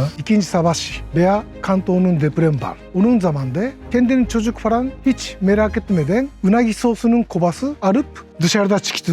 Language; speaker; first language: Turkish; non-native, learner; Japanese